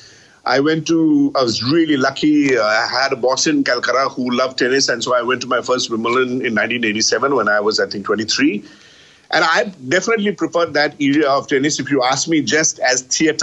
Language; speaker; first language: English; non-native, local second language; Bangla